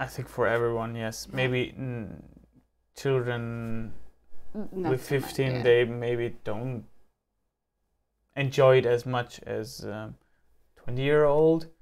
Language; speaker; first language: English; non-native, fluent; German